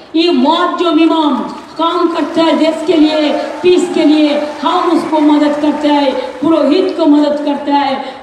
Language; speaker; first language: Hindi; non-native, local second language; Bangla